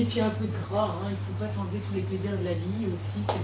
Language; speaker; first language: French; native; French